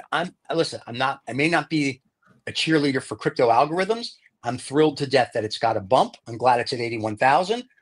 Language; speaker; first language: English; native; English